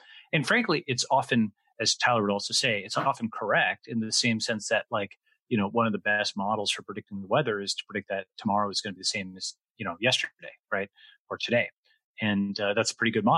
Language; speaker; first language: English; native; English